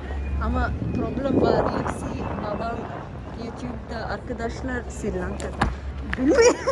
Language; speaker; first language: Turkish; non-native, learner; Sinhala